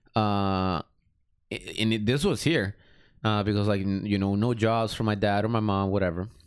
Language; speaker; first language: English; early bilingual, other home language; Spanish